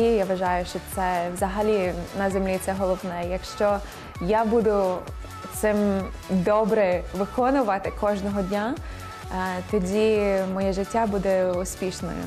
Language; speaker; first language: Ukrainian; non-native, fluent; English